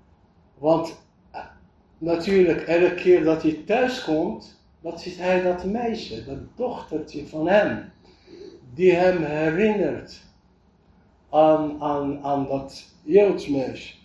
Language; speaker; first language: Dutch; non-native, fluent; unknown